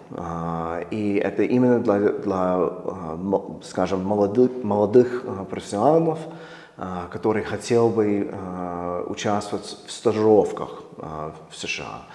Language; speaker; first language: Russian; non-native, fluent; English